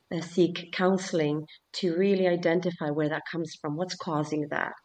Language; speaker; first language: English; early bilingual, other home language; Swedish